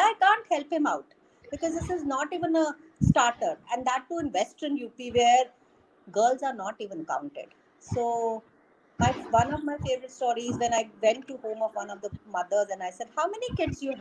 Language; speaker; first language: English; non-native, local second language; Hindi